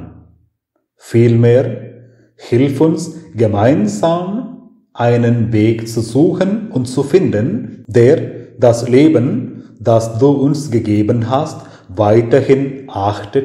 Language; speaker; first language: German; non-native, fluent; Malayalam